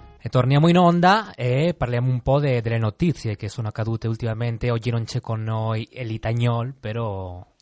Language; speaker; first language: Italian; non-native, fluent; Spanish